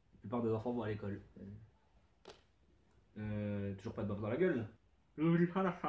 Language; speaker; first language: French; native; French